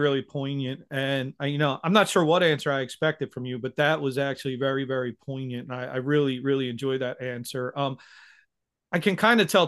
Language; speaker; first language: English; native; English